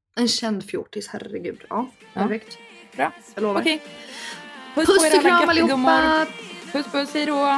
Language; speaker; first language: Swedish; native; Swedish